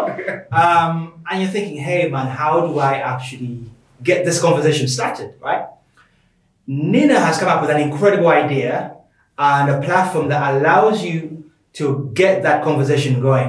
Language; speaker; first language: English; native; English